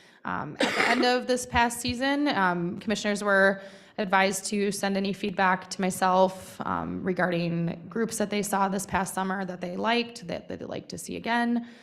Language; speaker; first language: English; native; English